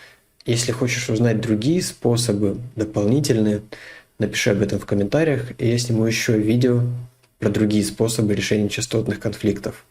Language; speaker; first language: Russian; native; Russian